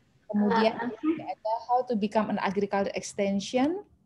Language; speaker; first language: English; non-native, fluent; Indonesian